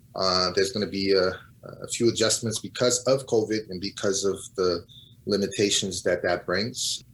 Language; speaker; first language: English; non-native, fluent; Portuguese